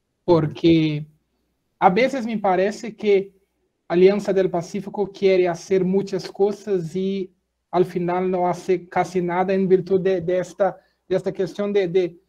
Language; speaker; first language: Spanish; non-native, fluent; Portuguese